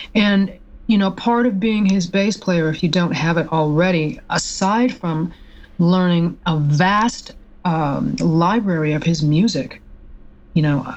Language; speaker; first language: English; native; English